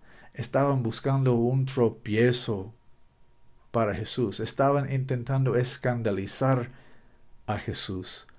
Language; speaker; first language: Spanish; non-native, learner; English